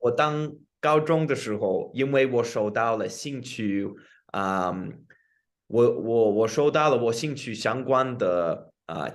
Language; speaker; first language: Chinese; non-native, fluent; English